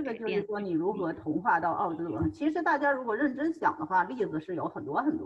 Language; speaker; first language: Chinese; native; Chinese